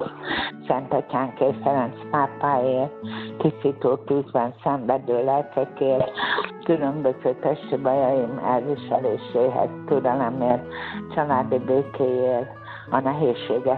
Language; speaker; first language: Hungarian; native; Hungarian